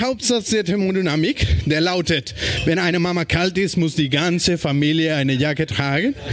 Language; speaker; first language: German; non-native, fluent; Spanish